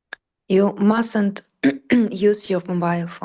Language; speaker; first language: English; non-native, learner; Russian